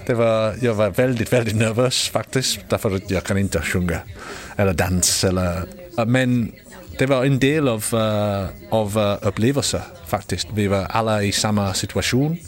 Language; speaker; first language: Swedish; non-native, learner; English